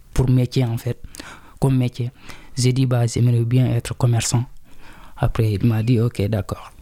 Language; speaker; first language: French; non-native, local second language; Wolof